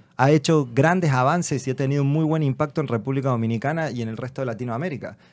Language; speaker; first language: Spanish; native; Spanish